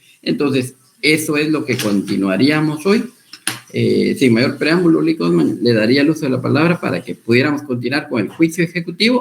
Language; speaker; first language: Spanish; native; Spanish